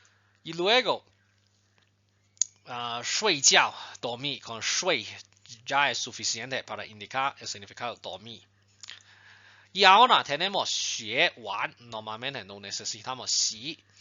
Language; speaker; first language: Spanish; non-native, fluent; Chinese